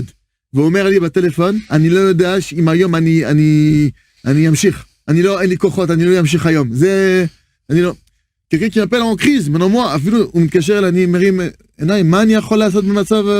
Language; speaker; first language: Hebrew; non-native, fluent; French